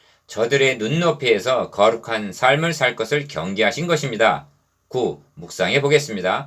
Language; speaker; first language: Korean; native; Korean